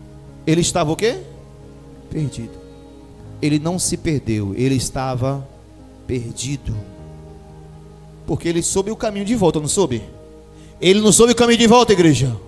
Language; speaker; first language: Portuguese; native; Portuguese